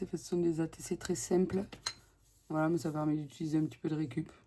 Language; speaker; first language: French; native; French